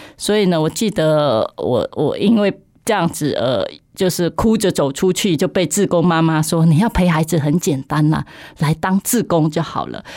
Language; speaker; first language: Chinese; non-native, fluent; Khmer